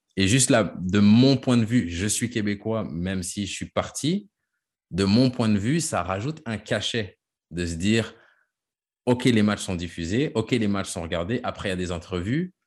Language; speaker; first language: French; native; French